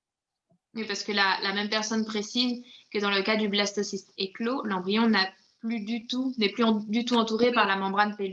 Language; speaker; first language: French; native; French